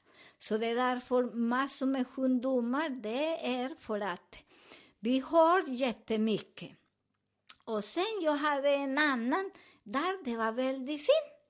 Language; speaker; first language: Swedish; non-native, fluent; Spanish